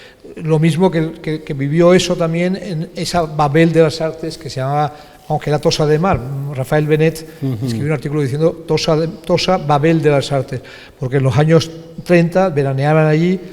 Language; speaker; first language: Spanish; native; Spanish